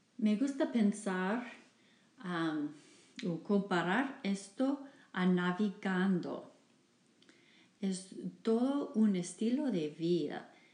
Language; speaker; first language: Spanish; non-native, fluent; English